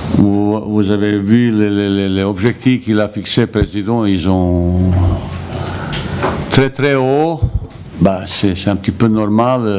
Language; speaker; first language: French; non-native, fluent; Bosnian